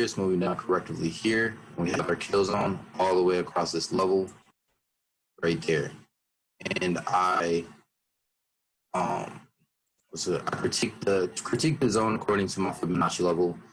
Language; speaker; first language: English; native; English